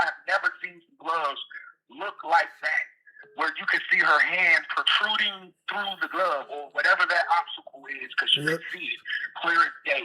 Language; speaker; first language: English; native; English